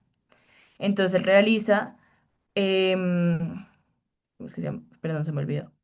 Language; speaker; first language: Spanish; native; Spanish